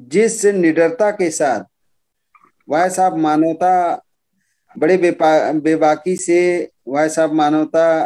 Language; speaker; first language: Hindi; native; Hindi